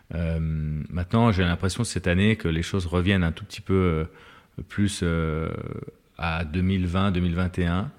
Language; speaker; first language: French; native; French